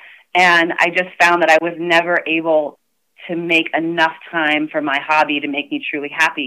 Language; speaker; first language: English; native; English